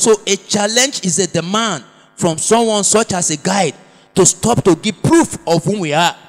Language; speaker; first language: English; non-native, local second language; Yoruba